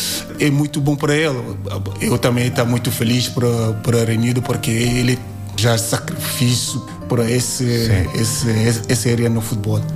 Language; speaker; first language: Portuguese; non-native, learner; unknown